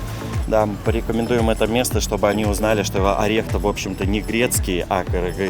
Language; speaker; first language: Russian; native; Russian